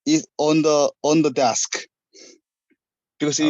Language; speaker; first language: English; non-native, learner; Korean